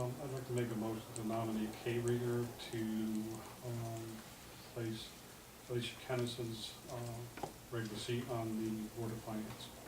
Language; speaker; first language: English; native; English